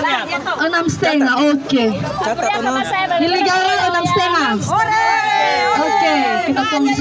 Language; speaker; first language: Indonesian; non-native, local second language; Nias